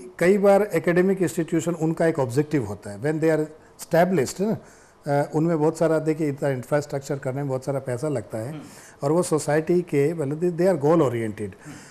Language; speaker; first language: Hindi; native; Hindi